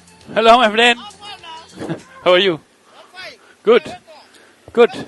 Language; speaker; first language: English; non-native, learner; Spanish